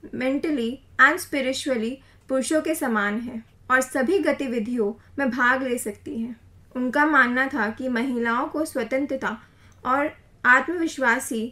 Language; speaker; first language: Hindi; native; Hindi